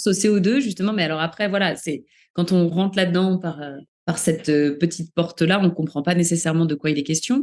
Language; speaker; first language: French; native; French